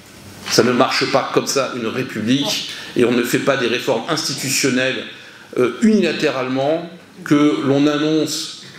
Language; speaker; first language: French; native; French